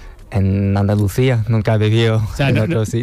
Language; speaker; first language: Spanish; non-native, fluent; Chinese